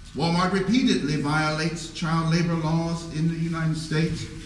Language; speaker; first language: English; native; English